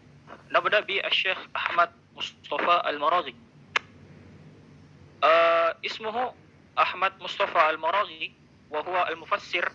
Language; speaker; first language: Arabic; non-native, learner; Indonesian